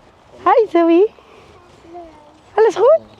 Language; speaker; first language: Dutch; non-native, learner; Filipino